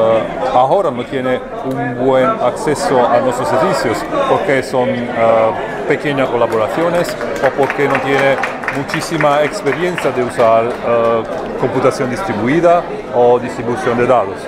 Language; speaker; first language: Spanish; non-native, learner; Italian